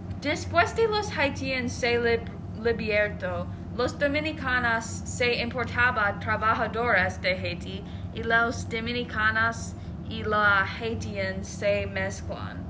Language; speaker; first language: Spanish; non-native, learner; English